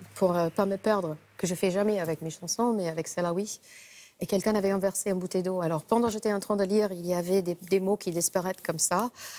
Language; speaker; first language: French; non-native, fluent; English